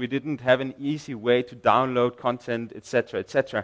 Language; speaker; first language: English; non-native, fluent; Danish